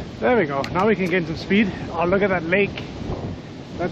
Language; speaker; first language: English; non-native, fluent; Danish